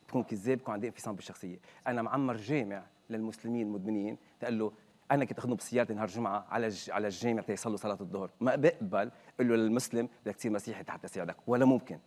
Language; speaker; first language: Arabic; native; Arabic